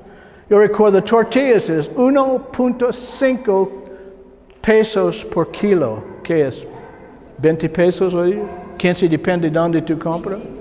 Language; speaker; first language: Spanish; non-native, learner; English